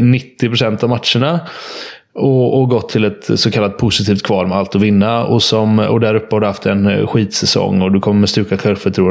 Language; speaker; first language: Swedish; native; Swedish